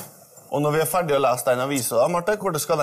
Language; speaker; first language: Norwegian; native; Norwegian